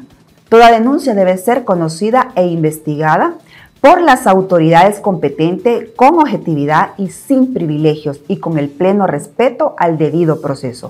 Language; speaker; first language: Spanish; native; Spanish